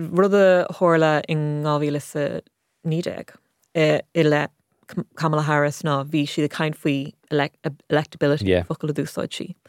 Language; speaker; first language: Irish; non-native, local second language; English